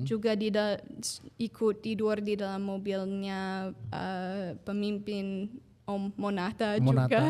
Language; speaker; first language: Indonesian; non-native, fluent; English